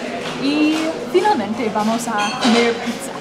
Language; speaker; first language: Spanish; non-native, fluent; English